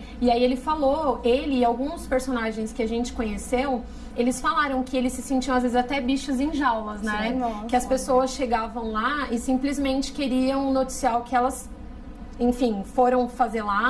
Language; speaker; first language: Portuguese; native; Portuguese